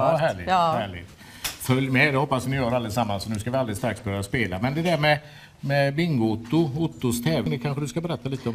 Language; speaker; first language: Swedish; native; Swedish